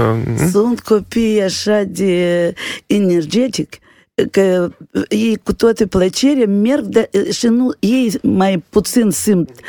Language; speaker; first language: Romanian; non-native, local second language; Russian